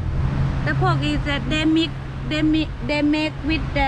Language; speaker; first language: English; non-native, learner; Thai